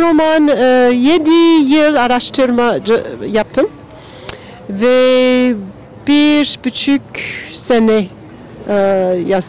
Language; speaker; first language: Turkish; non-native, learner; English